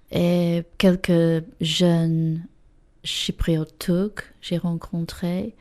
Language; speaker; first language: French; non-native, fluent; English